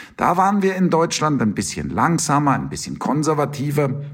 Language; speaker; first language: German; native; German